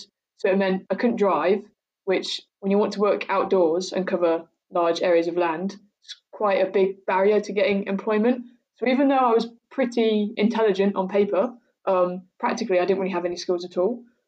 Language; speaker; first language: English; native; English